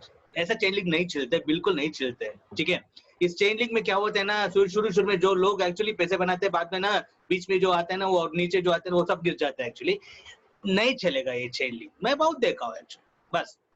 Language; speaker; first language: Hindi; non-native, local second language; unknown